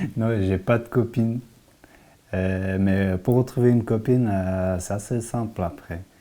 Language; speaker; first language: French; non-native, fluent; Persian